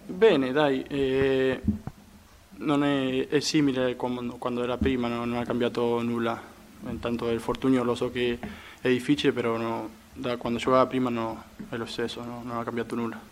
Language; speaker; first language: Italian; non-native, fluent; Spanish